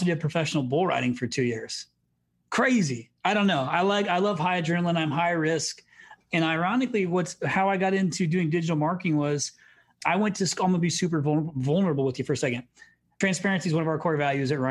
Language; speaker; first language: English; native; English